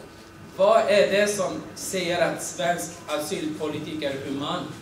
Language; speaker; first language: Swedish; non-native, fluent; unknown